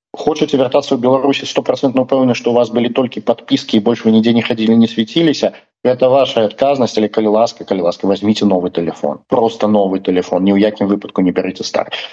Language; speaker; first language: Belarusian; non-native, local second language; Russian